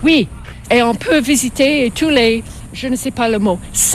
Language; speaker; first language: French; non-native, fluent; English